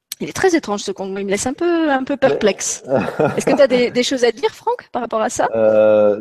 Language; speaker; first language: French; native; French